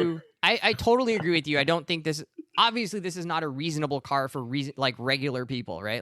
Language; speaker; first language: English; native; English